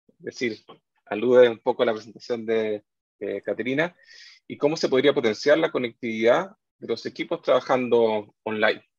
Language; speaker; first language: Spanish; native; Spanish